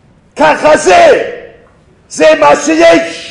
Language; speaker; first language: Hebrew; non-native, fluent; English